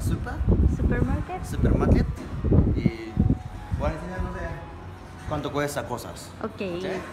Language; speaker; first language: Spanish; non-native, learner; Japanese